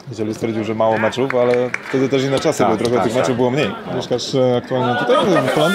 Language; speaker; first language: Polish; native; Polish